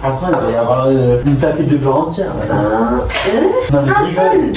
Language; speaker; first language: French; native; French